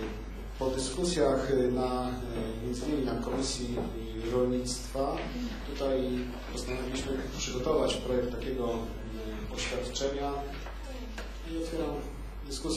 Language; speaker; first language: Polish; native; Polish